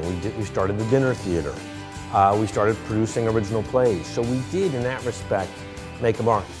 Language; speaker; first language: English; native; English